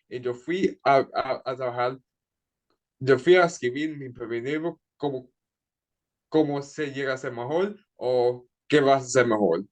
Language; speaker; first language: Spanish; early bilingual, heritage; Spanish